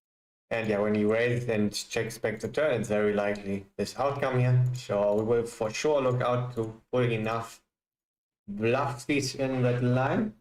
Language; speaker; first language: English; non-native, fluent; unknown